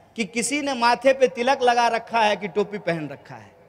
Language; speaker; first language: Hindi; native; Hindi